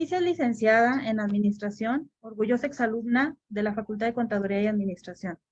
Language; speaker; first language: Spanish; native; Spanish